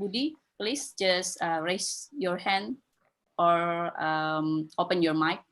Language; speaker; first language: English; non-native, fluent; Indonesian